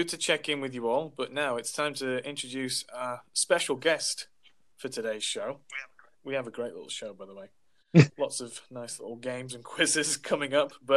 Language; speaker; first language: English; native; English